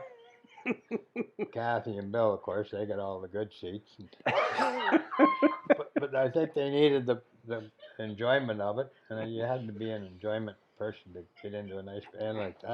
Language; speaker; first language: English; native; English